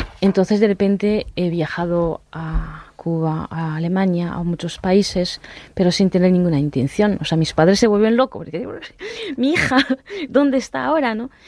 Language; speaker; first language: Spanish; non-native, fluent; Japanese